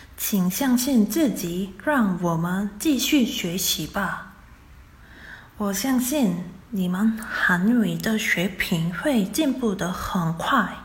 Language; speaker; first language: Chinese; non-native, fluent; Korean